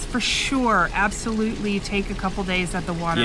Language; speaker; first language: English; native; English